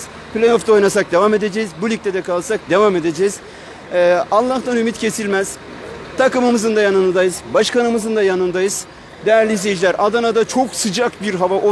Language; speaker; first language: Turkish; native; Turkish